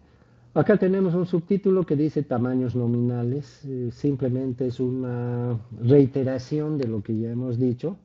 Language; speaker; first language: Spanish; native; Spanish